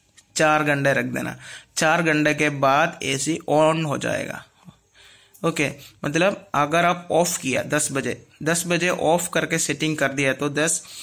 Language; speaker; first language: Hindi; non-native, local second language; Malayalam